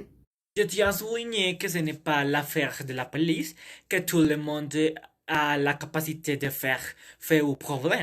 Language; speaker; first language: French; non-native, learner; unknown